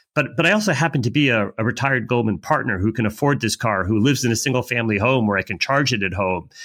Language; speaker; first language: English; native; English